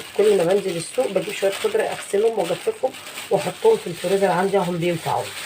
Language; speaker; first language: Arabic; native; Arabic